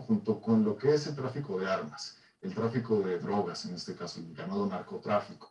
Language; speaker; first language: Spanish; native; Spanish